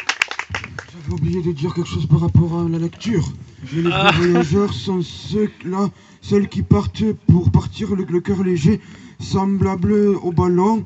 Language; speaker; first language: French; native; French